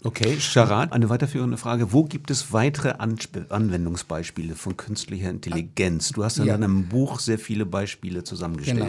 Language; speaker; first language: German; native; German